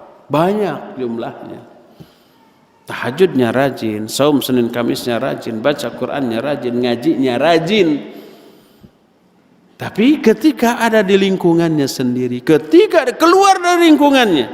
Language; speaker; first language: Indonesian; native; Indonesian